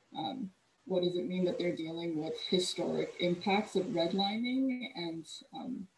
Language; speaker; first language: English; native; English